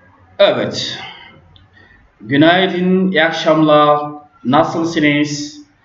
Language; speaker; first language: Turkish; non-native, learner; French